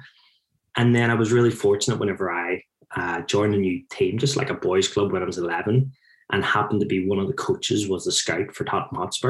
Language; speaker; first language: English; native; English